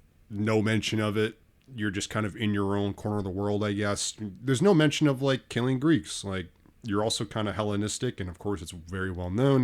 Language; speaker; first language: English; native; English